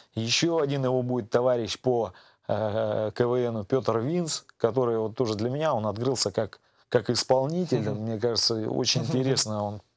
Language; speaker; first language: Russian; native; Russian